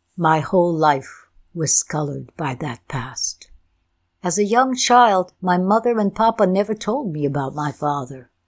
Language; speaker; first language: English; non-native, fluent; Ukrainian